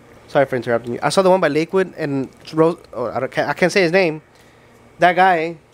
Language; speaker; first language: English; early bilingual, other home language; Spanish